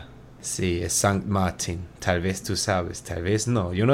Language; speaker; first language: Spanish; non-native, learner; German